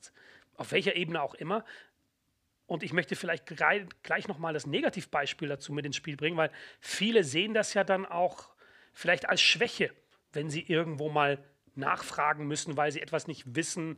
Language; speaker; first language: German; native; German